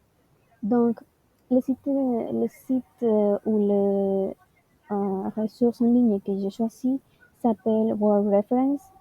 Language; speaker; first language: French; non-native, learner; Spanish